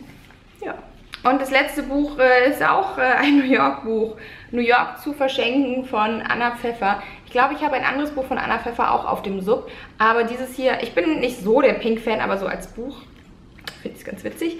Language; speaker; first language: German; native; German